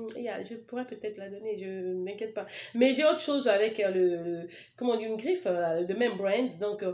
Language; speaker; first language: French; non-native, local second language; Lingala